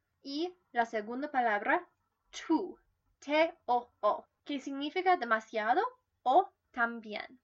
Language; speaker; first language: Spanish; non-native, learner; English